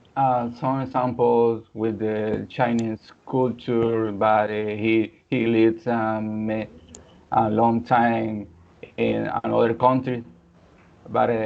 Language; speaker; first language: English; non-native, learner; Spanish